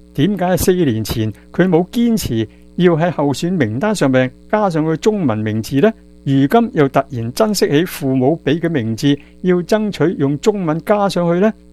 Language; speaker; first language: Chinese; non-native, local second language; Cantonese